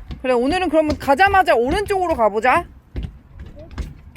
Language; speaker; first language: Korean; native; Korean